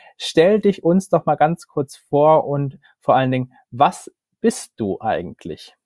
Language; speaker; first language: German; native; German